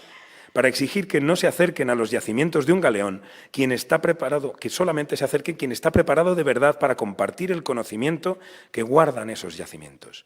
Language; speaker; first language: Spanish; native; Spanish